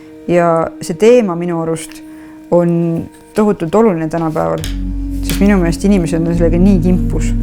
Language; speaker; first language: Estonian; native; Estonian